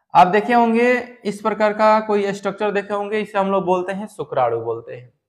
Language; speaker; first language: Hindi; native; Hindi